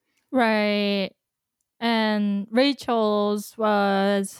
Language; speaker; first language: English; non-native, fluent; Japanese